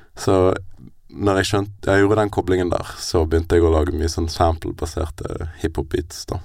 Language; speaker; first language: Norwegian; native; Norwegian